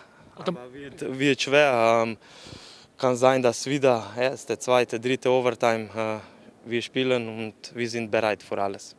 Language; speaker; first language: German; non-native, learner; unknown